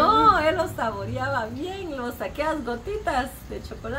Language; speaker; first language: Spanish; native; Spanish